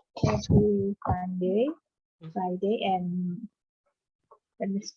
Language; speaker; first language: English; non-native, learner; Indonesian